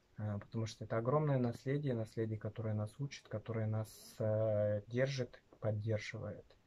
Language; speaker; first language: Russian; non-native, local second language; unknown